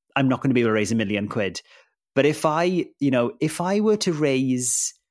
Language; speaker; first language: English; non-native, local second language; Welsh